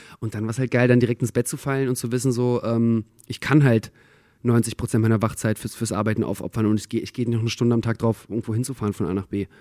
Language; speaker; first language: German; early bilingual, other home language; Russian